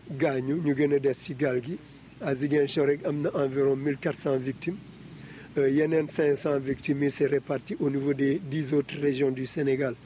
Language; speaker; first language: Wolof; non-native, local second language; Jola-Fonyi